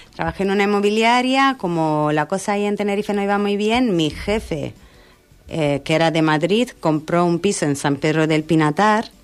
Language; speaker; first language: Spanish; non-native, fluent; Italian